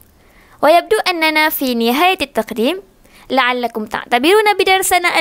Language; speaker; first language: Arabic; non-native, learner; Malay